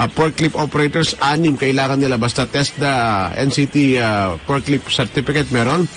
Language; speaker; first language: Filipino; native; Filipino